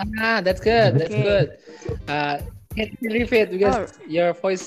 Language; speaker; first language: English; non-native, learner; Indonesian